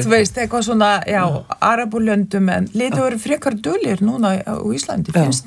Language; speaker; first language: Icelandic; non-native, fluent; Lithuanian